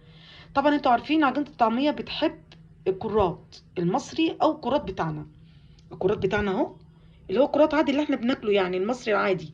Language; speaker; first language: Arabic; native; Arabic